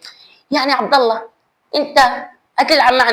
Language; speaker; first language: Arabic; native; Arabic